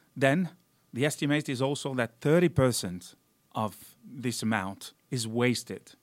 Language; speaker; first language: English; non-native, fluent; French